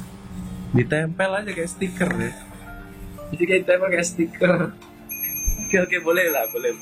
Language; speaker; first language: Indonesian; native; Indonesian